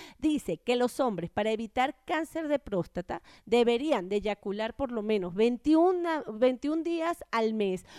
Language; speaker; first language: Spanish; native; Spanish